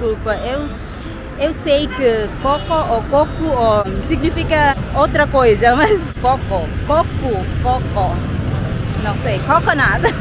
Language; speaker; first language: Portuguese; non-native, local second language; Tetum